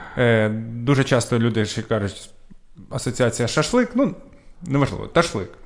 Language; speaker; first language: Ukrainian; native; Ukrainian